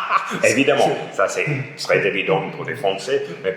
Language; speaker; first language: French; non-native, fluent; English